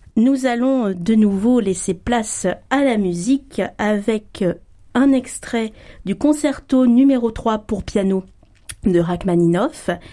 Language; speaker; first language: French; native; French